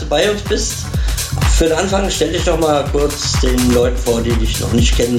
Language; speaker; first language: German; native; German